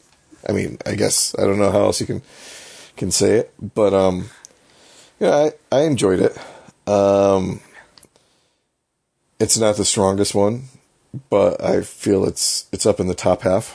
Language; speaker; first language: English; native; English